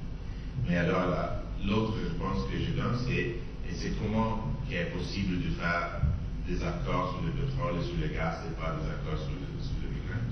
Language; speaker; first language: French; non-native, fluent; Italian